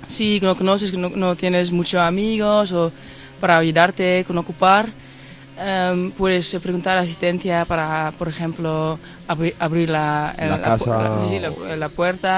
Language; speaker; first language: Spanish; non-native, fluent; Dutch